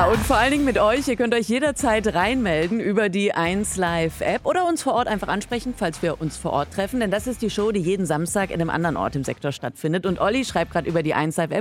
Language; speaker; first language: German; native; German